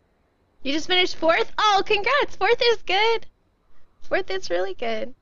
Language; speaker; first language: English; native; English